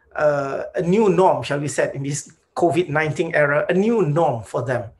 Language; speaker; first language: English; non-native, local second language; Malay